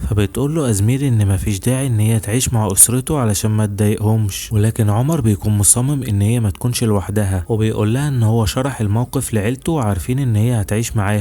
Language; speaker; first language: Arabic; native; Arabic